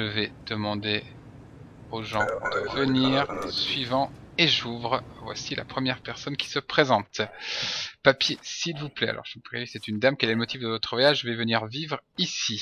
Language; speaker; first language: French; native; French